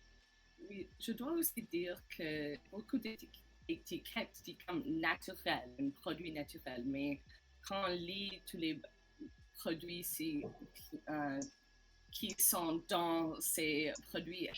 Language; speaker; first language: French; non-native, learner; English